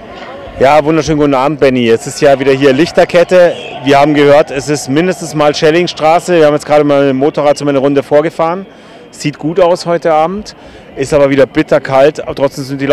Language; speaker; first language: German; native; German